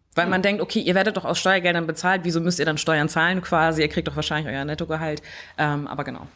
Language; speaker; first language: German; early bilingual, other home language; French